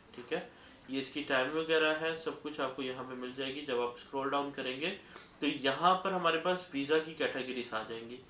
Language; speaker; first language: Urdu; non-native, local second language; Punjabi